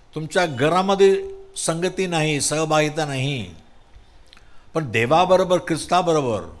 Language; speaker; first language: Marathi; non-native, local second language; Tamil